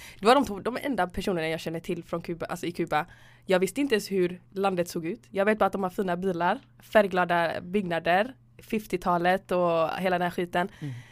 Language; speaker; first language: Swedish; early bilingual, other home language; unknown